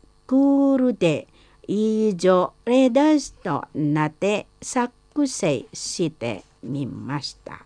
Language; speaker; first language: Japanese; non-native, fluent; Indonesian